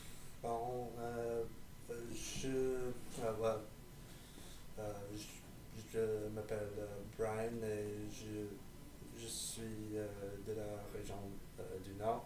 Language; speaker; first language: French; non-native, learner; English